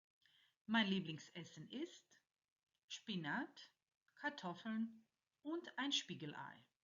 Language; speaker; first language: German; non-native, fluent; Croatian